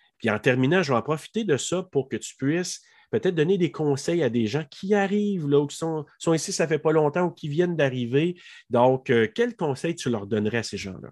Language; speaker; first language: French; native; French